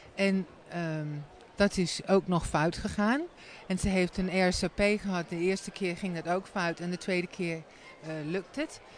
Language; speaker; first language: Dutch; non-native, fluent; English